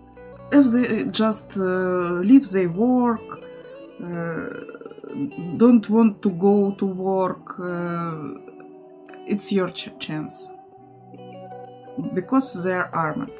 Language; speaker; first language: English; non-native, learner; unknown